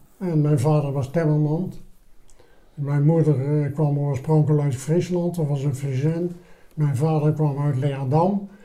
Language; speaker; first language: Dutch; native; Dutch